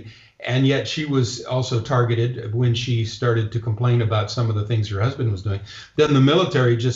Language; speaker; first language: English; native; English